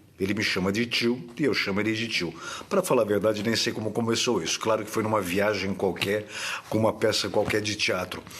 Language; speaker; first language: Portuguese; native; Portuguese